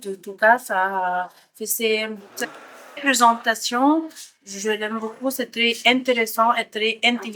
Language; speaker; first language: French; non-native, fluent; Arabic